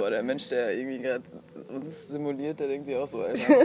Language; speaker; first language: German; native; German